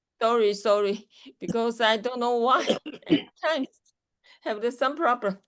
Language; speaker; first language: English; non-native, learner; Chinese